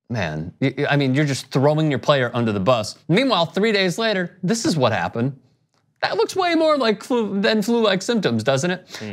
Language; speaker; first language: English; native; English